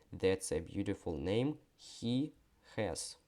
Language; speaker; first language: English; non-native, fluent; Ukrainian